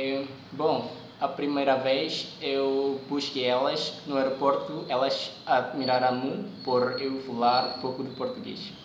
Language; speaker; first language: Portuguese; non-native, learner; Indonesian